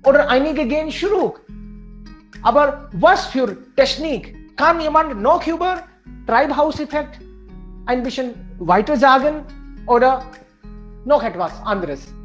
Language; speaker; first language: German; non-native, fluent; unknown